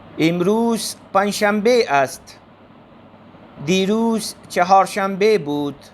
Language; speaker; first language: Persian; non-native, fluent; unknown